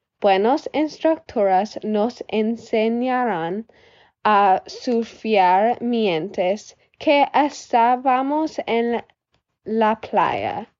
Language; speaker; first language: Spanish; non-native, learner; English